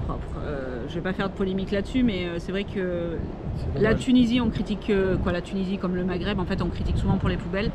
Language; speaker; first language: French; native; French